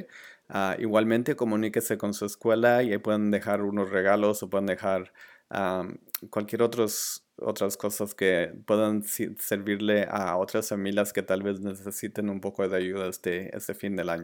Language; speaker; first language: Spanish; early bilingual, other home language; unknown